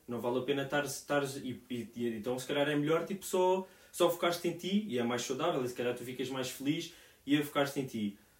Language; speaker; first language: Portuguese; native; Portuguese